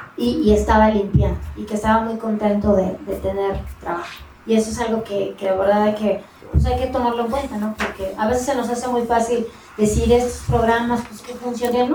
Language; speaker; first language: Spanish; native; Spanish